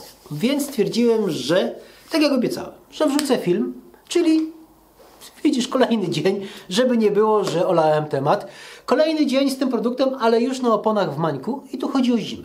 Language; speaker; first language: Polish; native; Polish